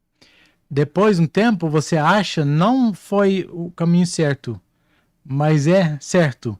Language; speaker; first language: Portuguese; non-native, fluent; Dutch